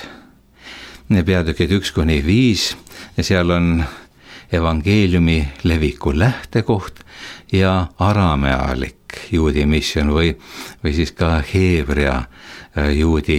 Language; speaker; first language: Estonian; native; Estonian